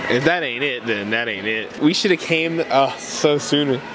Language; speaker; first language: English; native; English